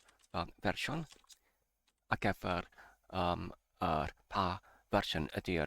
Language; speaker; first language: Welsh; non-native, learner; English